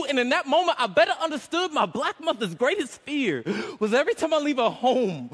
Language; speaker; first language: English; native; English